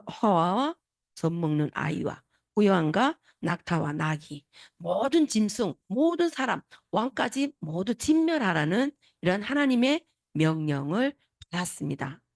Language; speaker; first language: Korean; native; Korean